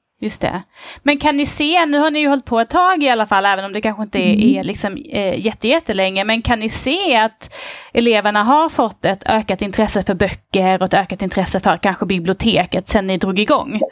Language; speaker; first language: Swedish; native; Swedish